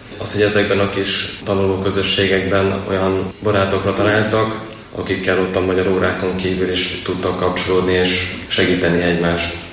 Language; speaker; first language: Hungarian; native; Hungarian